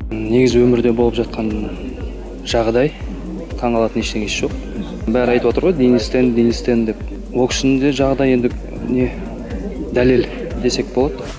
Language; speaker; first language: Kazakh; native; Kazakh